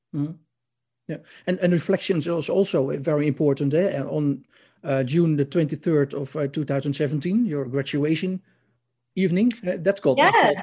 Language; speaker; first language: English; non-native, learner; Dutch